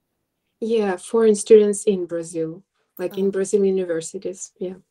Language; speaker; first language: English; non-native, fluent; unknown